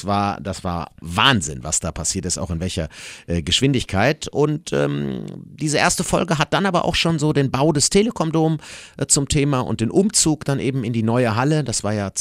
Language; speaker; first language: German; native; German